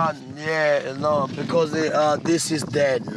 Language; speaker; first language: English; non-native, learner; Swahili